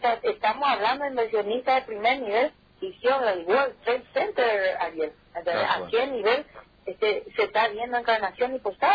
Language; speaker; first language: Spanish; native; Spanish